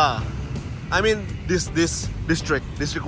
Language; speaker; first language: English; non-native, fluent; Indonesian